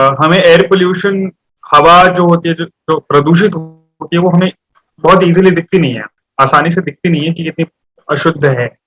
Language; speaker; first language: Hindi; non-native, local second language; Marathi